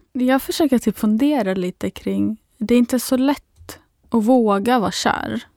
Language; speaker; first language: Swedish; non-native, fluent; Arabic